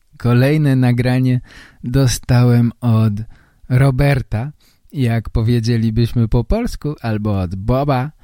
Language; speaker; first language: Polish; native; Polish